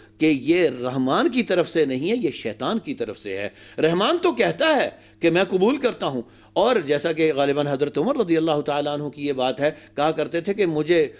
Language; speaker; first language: Urdu; native; Urdu